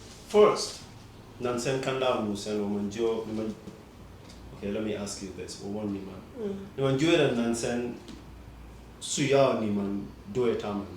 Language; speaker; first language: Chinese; non-native, fluent; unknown